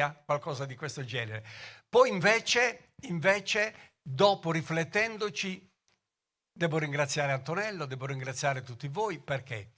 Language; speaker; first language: Italian; native; Italian